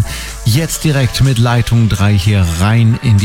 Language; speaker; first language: German; native; German